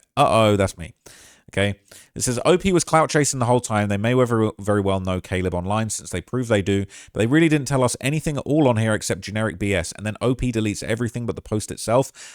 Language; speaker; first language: English; native; English